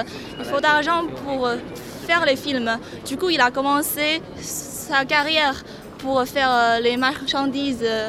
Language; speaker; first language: French; non-native, fluent; Chinese